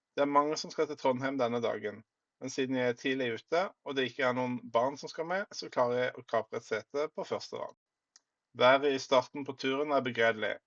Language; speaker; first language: Norwegian; native; Norwegian